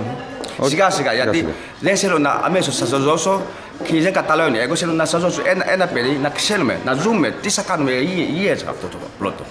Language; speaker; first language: Greek; non-native, learner; Chinese